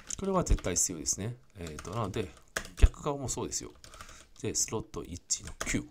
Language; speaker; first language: Japanese; non-native, fluent; Cantonese